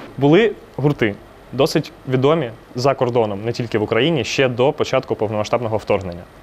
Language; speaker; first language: Ukrainian; non-native, local second language; Russian